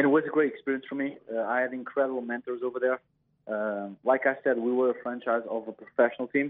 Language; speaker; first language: English; non-native, fluent; Portuguese